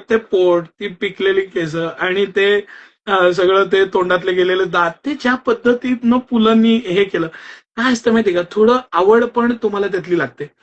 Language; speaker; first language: Marathi; non-native, local second language; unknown